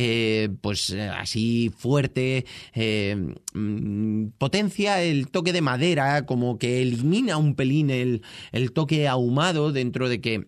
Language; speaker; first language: Spanish; native; Spanish